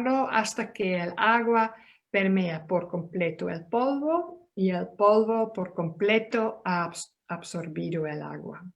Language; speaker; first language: Spanish; non-native, fluent; Dutch